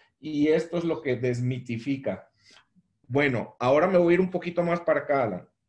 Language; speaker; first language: Spanish; native; Spanish